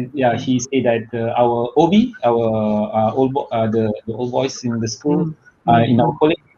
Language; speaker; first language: English; non-native, learner; Malay